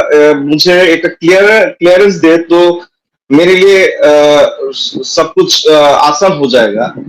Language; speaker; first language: Hindi; non-native, learner; Bangla